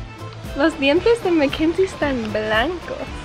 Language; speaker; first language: Spanish; early bilingual, heritage; Spanish